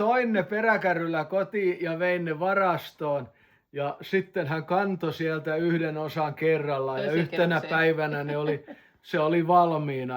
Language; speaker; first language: Finnish; native; Finnish